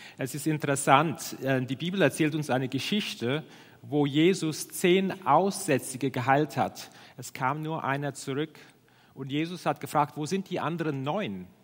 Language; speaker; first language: German; non-native, fluent; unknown